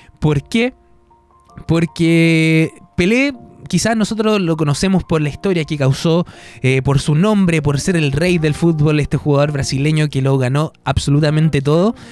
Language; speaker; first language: Spanish; native; Spanish